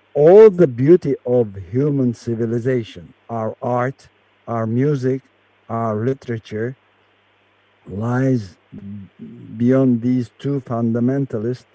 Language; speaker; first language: English; non-native, fluent; Turkish